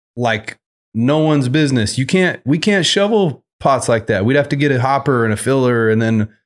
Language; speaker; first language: English; native; English